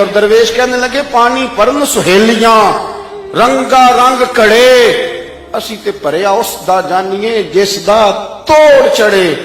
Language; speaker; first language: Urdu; non-native, local second language; Punjabi